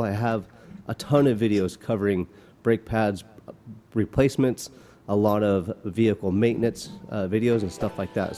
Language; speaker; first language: English; native; English